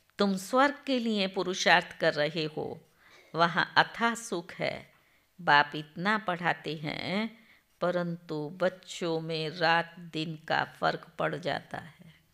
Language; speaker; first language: Hindi; non-native, local second language; Gujarati